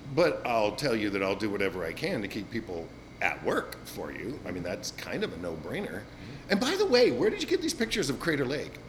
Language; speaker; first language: English; native; English